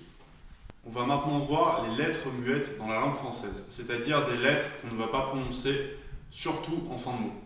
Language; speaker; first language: French; native; French